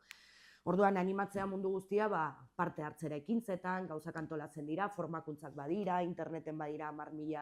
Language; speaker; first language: Basque; native; Basque